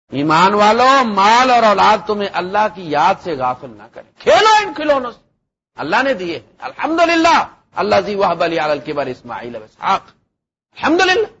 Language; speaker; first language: Urdu; non-native, local second language; Punjabi